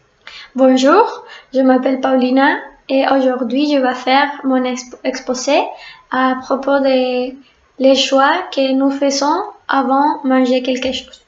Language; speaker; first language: French; non-native, fluent; Spanish